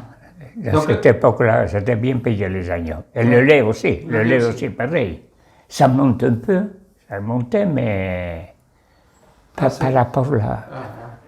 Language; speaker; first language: French; non-native, local second language; Basque